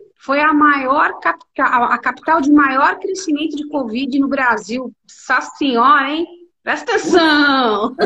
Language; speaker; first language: Portuguese; native; Portuguese